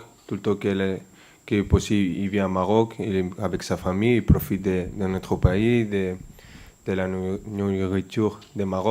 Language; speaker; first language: French; non-native, fluent; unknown